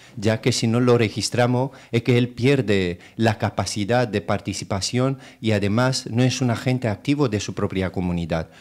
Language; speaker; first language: Spanish; non-native, fluent; Romanian